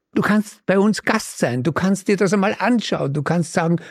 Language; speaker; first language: German; native; German